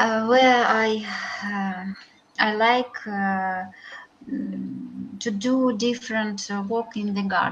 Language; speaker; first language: English; non-native, learner; Russian